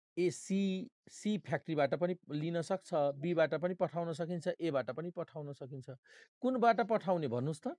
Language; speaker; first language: Nepali; non-native, local second language; Maithili